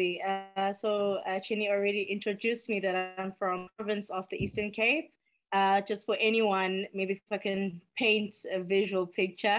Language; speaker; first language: English; non-native, local second language; Xhosa